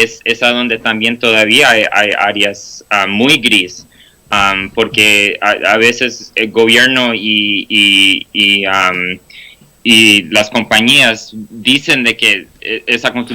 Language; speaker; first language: Spanish; non-native, fluent; English